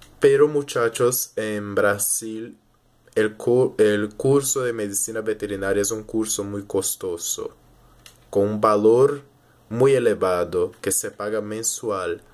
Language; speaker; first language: Spanish; early bilingual, heritage; Portuguese